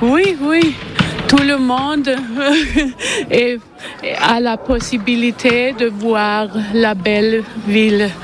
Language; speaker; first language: French; non-native, learner; German